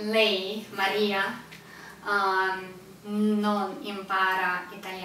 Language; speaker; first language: Italian; non-native, learner; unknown